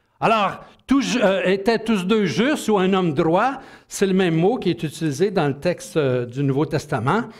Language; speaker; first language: French; native; French